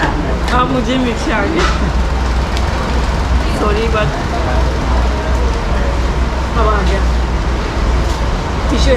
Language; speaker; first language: Hindi; non-native, learner; Turkish